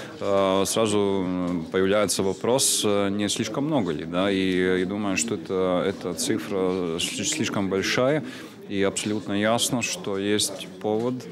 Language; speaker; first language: Russian; non-native, local second language; Latvian